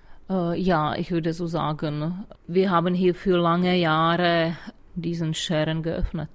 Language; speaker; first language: German; non-native, fluent; Czech